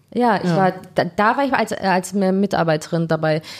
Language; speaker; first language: German; native; German